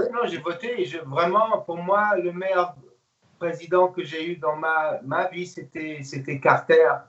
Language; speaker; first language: French; non-native, fluent; English